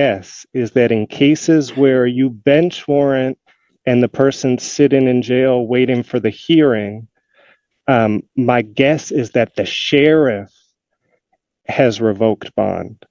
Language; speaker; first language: English; native; English